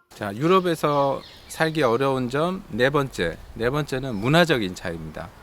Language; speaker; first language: Korean; native; Korean